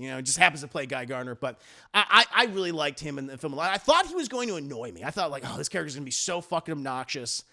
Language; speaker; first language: English; native; English